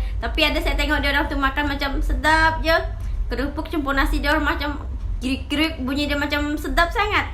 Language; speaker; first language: Malay; native; Malay